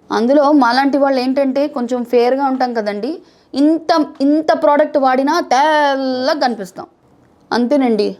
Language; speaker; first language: Telugu; non-native, fluent; Bangla